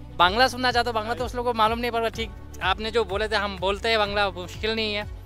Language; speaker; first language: Hindi; non-native, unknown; Bangla